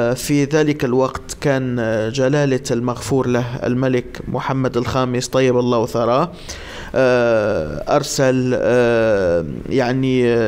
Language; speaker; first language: Arabic; native; Arabic